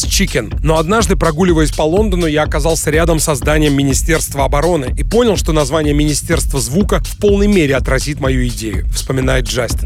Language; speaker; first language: Russian; native; Russian